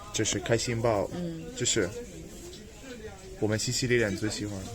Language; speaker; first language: Chinese; non-native, fluent; Italian